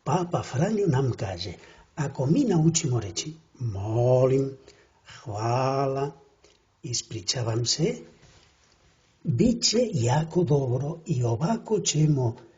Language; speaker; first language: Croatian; non-native, fluent; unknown